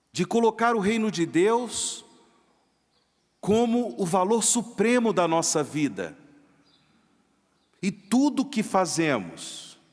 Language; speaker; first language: Portuguese; native; Portuguese